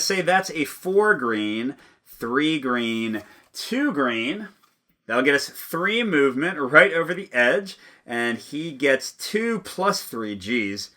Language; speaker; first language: English; native; English